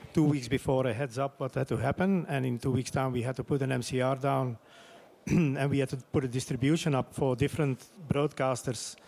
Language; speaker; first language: English; non-native, fluent; Dutch